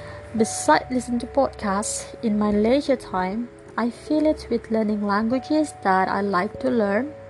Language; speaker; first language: English; non-native, fluent; Indonesian